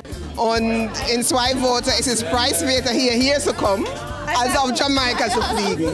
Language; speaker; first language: German; non-native, learner; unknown